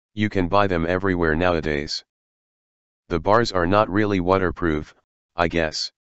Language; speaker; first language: English; non-native, fluent; German